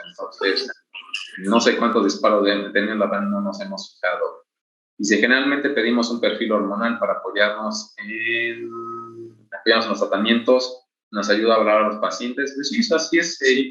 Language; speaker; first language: Spanish; native; Spanish